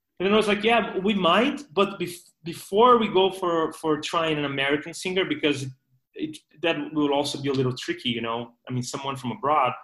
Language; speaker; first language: English; non-native, fluent; Portuguese